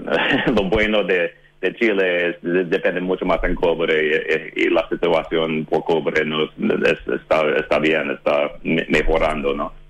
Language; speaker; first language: Spanish; non-native, fluent; English